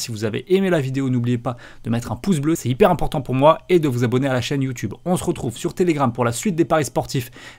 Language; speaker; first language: French; native; French